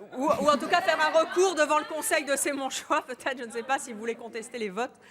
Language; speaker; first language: French; native; French